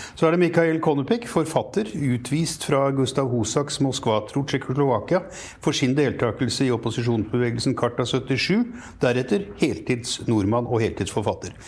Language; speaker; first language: Norwegian; native; Norwegian